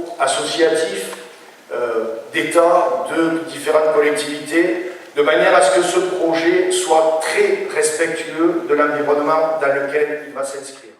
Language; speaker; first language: French; native; French